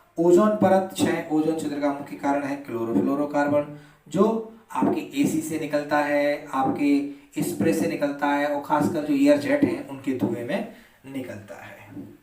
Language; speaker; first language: Hindi; native; Hindi